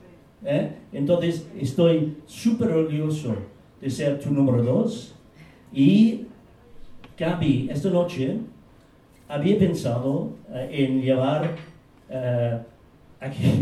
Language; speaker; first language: Spanish; non-native, fluent; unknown